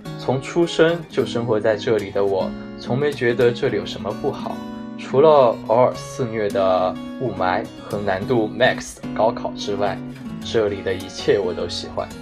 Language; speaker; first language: Chinese; native; Chinese